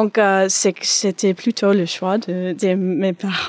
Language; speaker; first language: French; non-native, learner; English